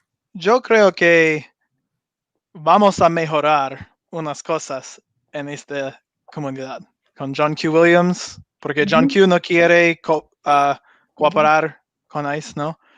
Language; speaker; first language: Spanish; non-native, learner; English